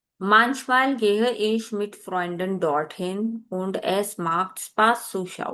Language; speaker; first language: German; non-native, fluent; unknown